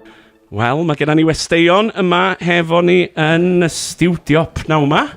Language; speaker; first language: Welsh; native; Welsh